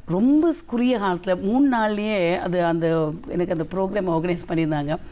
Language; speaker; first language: Tamil; native; Tamil